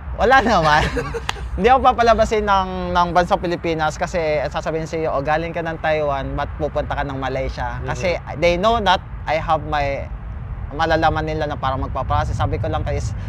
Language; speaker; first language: Filipino; native; Filipino